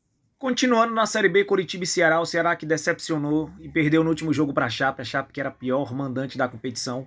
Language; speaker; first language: Portuguese; native; Portuguese